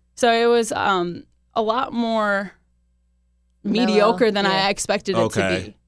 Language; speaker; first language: English; early bilingual, other home language; Hindi